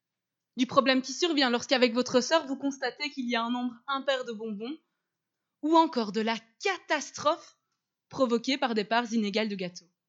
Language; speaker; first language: French; native; French